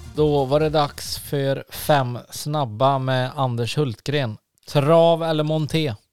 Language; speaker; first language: Swedish; native; Swedish